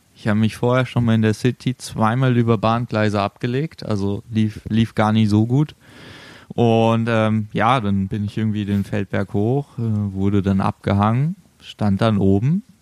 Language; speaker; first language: German; native; German